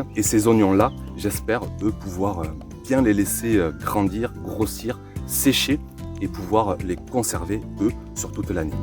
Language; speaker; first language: French; native; French